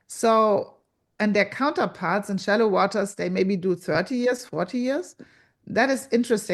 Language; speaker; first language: English; non-native, fluent; German